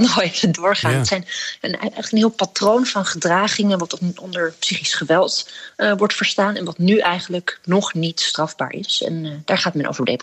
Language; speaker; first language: Dutch; native; Dutch